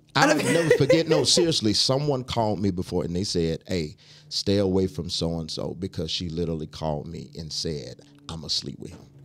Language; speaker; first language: English; native; English